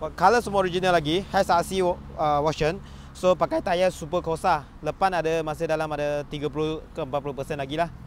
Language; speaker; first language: Malay; non-native, local second language; Chinese